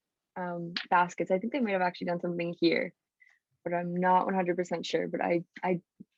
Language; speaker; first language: English; native; English